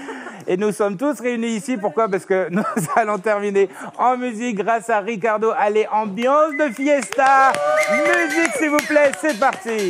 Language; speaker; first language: French; native; French